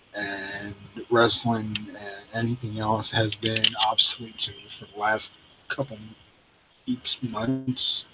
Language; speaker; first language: English; native; English